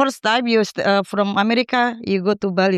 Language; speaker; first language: English; non-native, learner; Indonesian